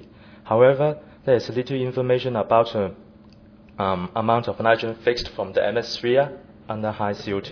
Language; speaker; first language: English; non-native, fluent; Chinese